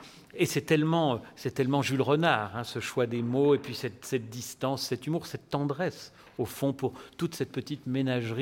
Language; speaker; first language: French; native; French